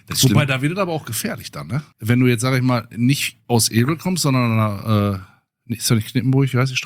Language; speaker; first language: German; native; German